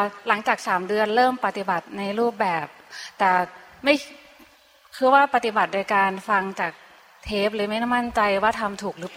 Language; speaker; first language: Thai; native; Thai